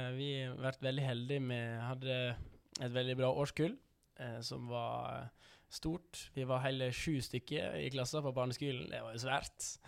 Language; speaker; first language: Norwegian; early bilingual, other home language; Dutch